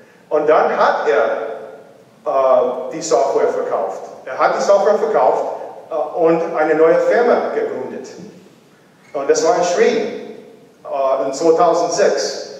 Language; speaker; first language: German; non-native, learner; English